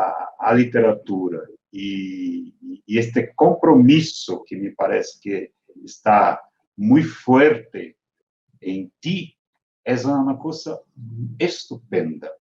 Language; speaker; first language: Spanish; non-native, fluent; Portuguese